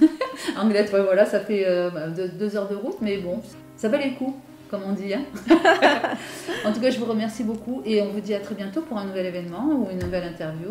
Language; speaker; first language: French; native; French